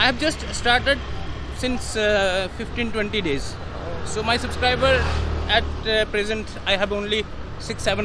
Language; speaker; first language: English; non-native, local second language; Dogri